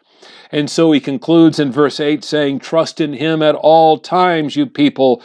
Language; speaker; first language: English; native; English